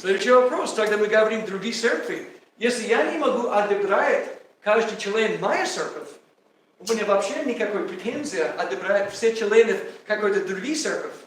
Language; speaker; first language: Russian; non-native, learner; English